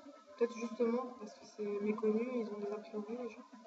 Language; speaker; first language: French; native; French